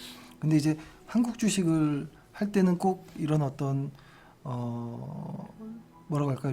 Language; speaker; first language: Korean; native; Korean